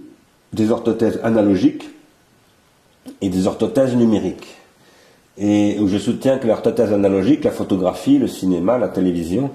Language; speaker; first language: French; native; French